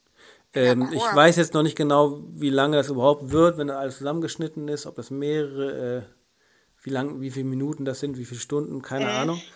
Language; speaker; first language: German; native; German